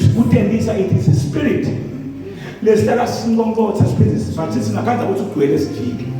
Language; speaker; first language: Zulu; non-native, local second language; Swati